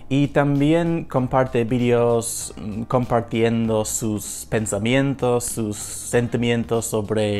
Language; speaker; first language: Spanish; non-native, fluent; English